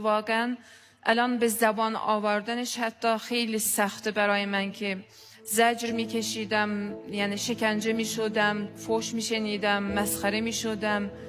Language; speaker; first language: Persian; non-native, fluent; Azerbaijani